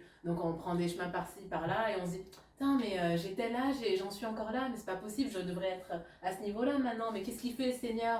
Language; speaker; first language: French; native; French